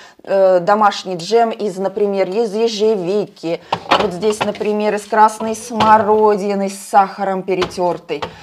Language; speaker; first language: Russian; native; Russian